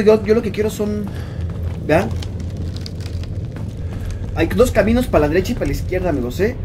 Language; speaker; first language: Spanish; native; Spanish